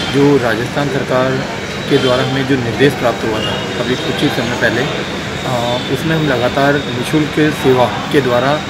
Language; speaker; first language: Hindi; native; Hindi